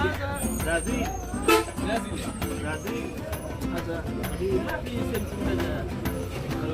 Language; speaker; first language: Arabic; non-native, learner; Bangla